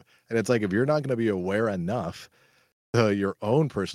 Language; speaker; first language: English; native; English